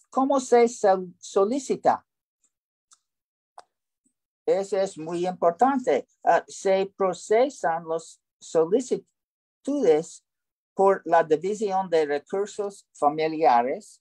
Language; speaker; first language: Spanish; non-native, learner; English